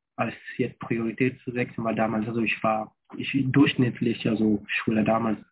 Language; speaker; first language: German; non-native, fluent; French